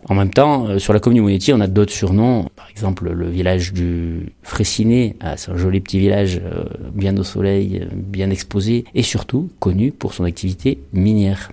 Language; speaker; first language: French; native; French